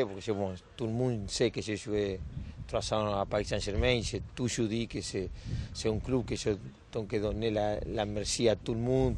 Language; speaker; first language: French; non-native, learner; Spanish